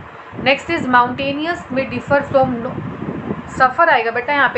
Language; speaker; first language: Hindi; native; Hindi